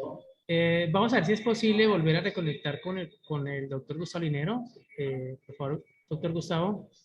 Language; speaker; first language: Spanish; native; Spanish